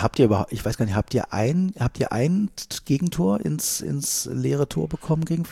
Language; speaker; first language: German; native; German